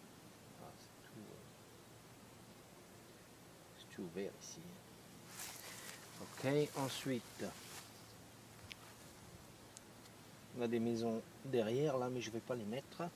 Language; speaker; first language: French; native; French